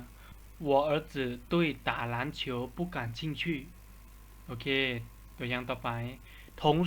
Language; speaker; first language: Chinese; non-native, fluent; Lao